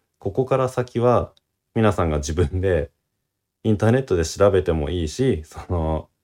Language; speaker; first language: Japanese; native; Japanese